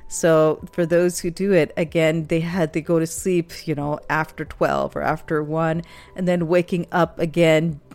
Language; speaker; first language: English; non-native, local second language; Urdu